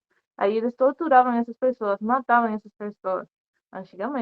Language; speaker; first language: Portuguese; non-native, learner; Spanish